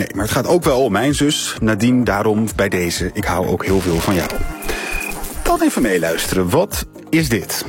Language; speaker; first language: Dutch; native; Dutch